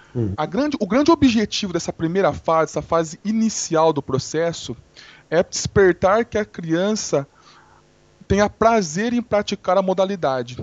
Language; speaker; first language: Portuguese; native; Portuguese